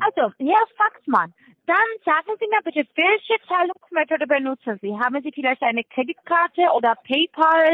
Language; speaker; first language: German; non-native, learner; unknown